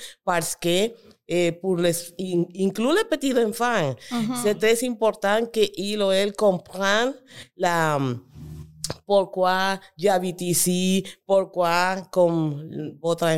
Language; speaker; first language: French; non-native, learner; Spanish